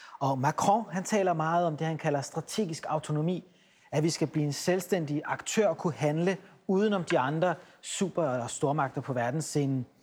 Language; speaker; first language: Danish; native; Danish